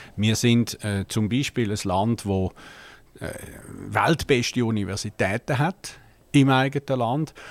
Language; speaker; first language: German; native; German